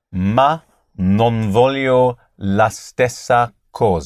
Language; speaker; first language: Italian; non-native, learner; English